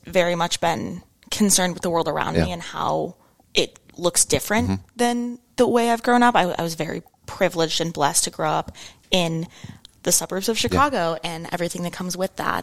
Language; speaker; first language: English; native; English